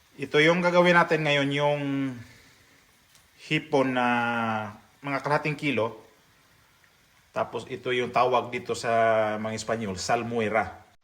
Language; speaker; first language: Filipino; native; Filipino